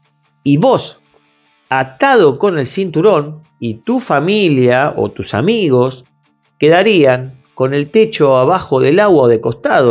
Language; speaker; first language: Spanish; native; Spanish